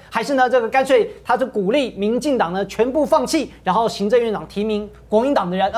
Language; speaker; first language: Chinese; native; Chinese